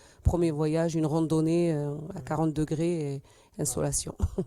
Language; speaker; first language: French; native; French